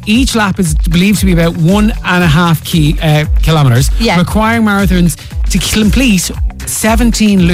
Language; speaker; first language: English; native; English